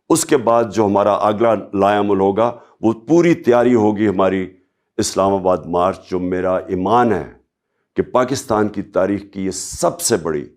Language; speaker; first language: Urdu; native; Urdu